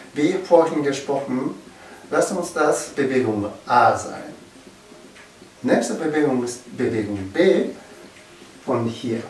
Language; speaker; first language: German; non-native, learner; Japanese